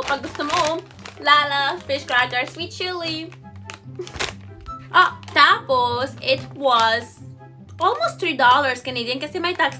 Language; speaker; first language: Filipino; non-native, learner; English